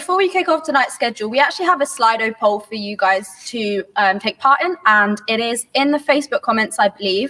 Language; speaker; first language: English; native; English